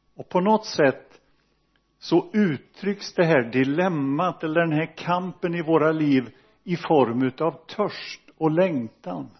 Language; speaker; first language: Swedish; native; Swedish